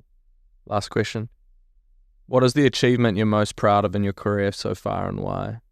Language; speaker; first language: English; native; English